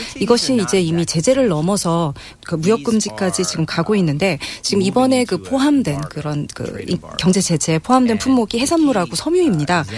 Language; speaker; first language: Korean; non-native, fluent; English